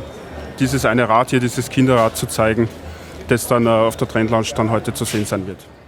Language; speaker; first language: German; native; German